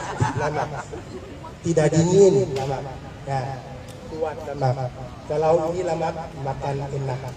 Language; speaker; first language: Indonesian; non-native, learner; Thai